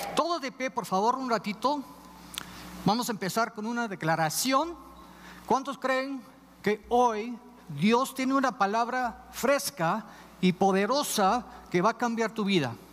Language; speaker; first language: Spanish; non-native, fluent; English